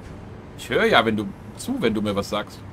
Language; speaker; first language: German; native; German